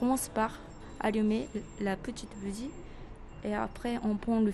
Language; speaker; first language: French; non-native, fluent; Japanese